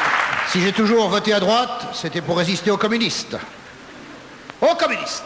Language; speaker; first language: French; native; French